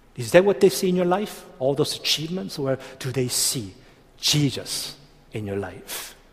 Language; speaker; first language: English; non-native, fluent; Korean